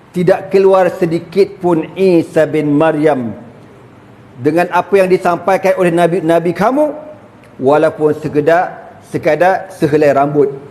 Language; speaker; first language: Malay; native; Malay